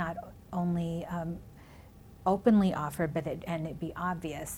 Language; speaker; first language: English; early bilingual, other home language; Spanish